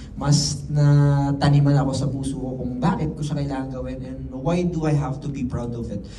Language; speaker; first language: Filipino; native; Filipino